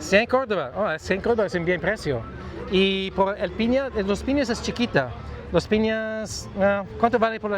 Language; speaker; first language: Spanish; non-native, learner; English